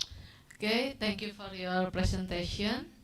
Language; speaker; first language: English; non-native, learner; Indonesian